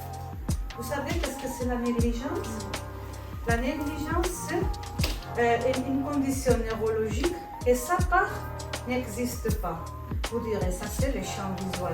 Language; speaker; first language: French; non-native, fluent; Spanish